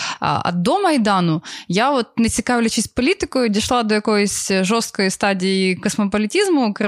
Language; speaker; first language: Ukrainian; native; Ukrainian